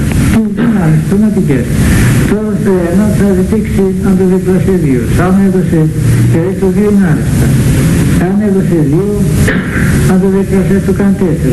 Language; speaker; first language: Greek; native; Greek